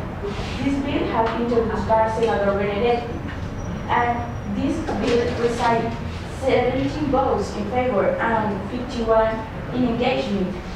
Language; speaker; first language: English; non-native, learner; Spanish